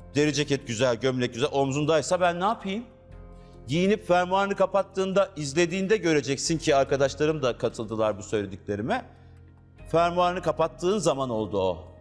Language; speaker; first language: Turkish; native; Turkish